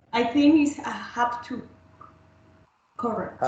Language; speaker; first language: English; non-native, learner; Spanish